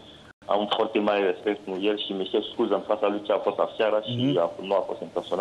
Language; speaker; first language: Romanian; non-native, learner; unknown